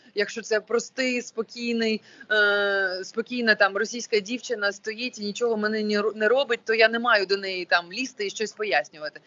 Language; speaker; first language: Ukrainian; non-native, local second language; Russian